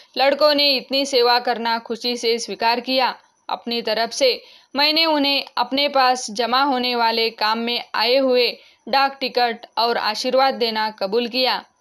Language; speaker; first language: Hindi; non-native, local second language; Marathi